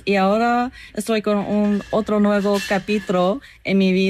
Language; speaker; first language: Spanish; non-native, learner; English